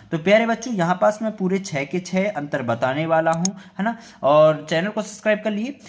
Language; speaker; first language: Hindi; native; Hindi